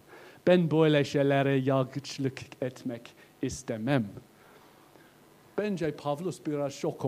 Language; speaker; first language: Turkish; non-native, learner; English